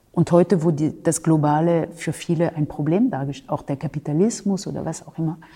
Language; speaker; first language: German; non-native, fluent; French